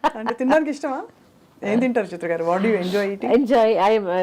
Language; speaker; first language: Telugu; native; Telugu